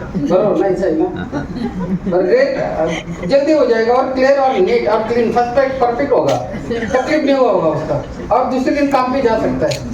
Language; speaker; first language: Hindi; non-native, local second language; Marathi